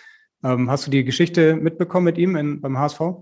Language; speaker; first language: German; native; German